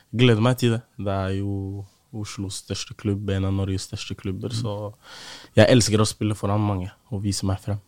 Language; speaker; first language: Norwegian; early bilingual, other home language; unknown